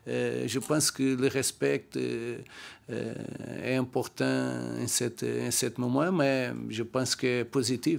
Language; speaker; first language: French; non-native, learner; Portuguese